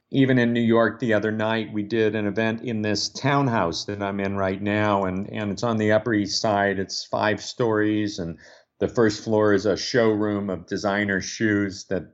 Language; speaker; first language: English; native; English